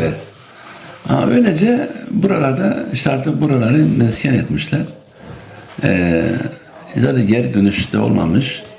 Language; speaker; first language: Turkish; non-native, local second language; Kurdish